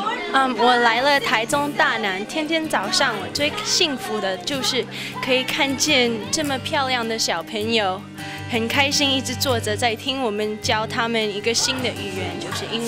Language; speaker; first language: Chinese; early bilingual, heritage; Chinese